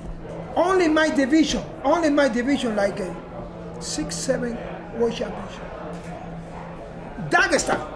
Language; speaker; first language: English; non-native, learner; Spanish